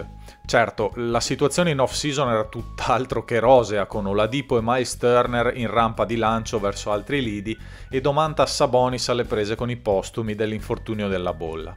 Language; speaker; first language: Italian; native; Italian